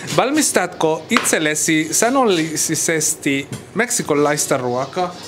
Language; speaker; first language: Finnish; non-native, learner; Spanish